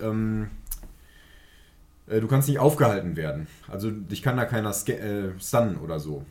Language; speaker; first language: German; native; German